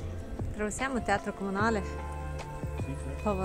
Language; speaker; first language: Italian; non-native, learner; Russian